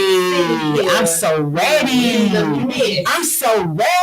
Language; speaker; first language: English; native; English